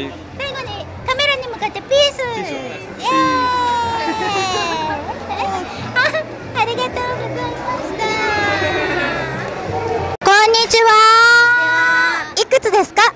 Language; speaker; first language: Japanese; native; Japanese